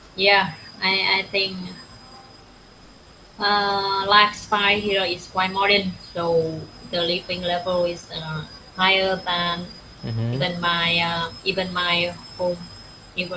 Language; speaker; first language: English; non-native, learner; Vietnamese